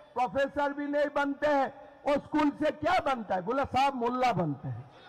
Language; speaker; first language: Hindi; non-native, local second language; Assamese